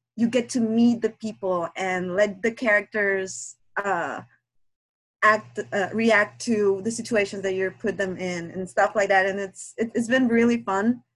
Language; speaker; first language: English; non-native, fluent; Spanish